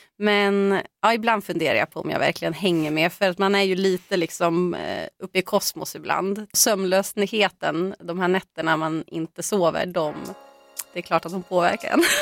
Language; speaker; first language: Swedish; native; Swedish